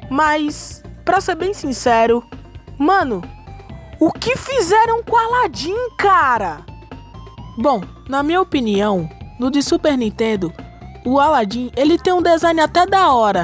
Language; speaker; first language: Portuguese; native; Portuguese